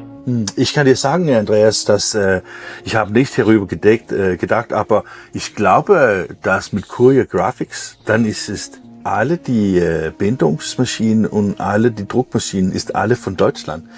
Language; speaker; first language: German; non-native, learner; Danish